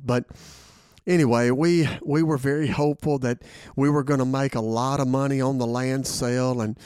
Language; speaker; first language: English; native; English